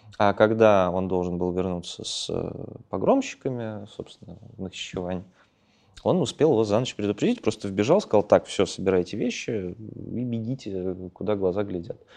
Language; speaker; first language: Russian; native; Russian